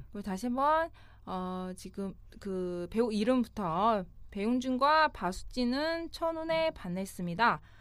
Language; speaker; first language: Korean; non-native, fluent; Chinese